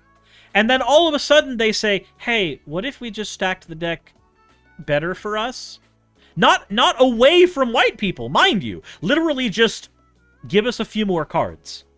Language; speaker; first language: English; native; English